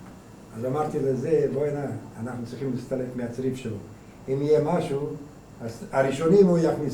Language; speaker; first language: Hebrew; non-native, fluent; Hungarian